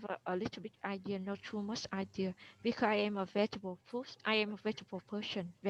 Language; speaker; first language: English; non-native, learner; Vietnamese